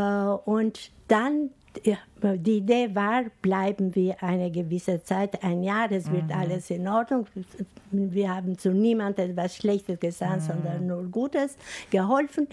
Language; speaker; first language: German; non-native, fluent; Albanian